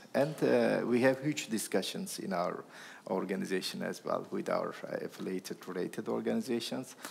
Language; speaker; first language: English; non-native, fluent; Turkish